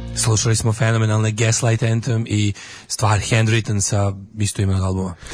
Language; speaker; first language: Serbian; native; Serbian